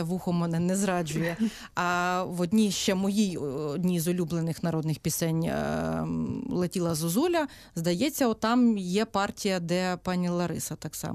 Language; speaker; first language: Ukrainian; native; Ukrainian